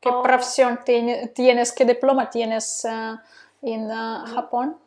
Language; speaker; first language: Spanish; non-native, fluent; Russian